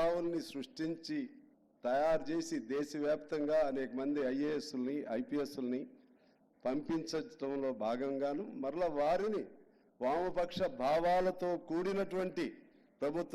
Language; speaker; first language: Telugu; native; Telugu